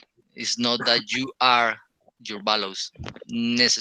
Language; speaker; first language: English; non-native, learner; Spanish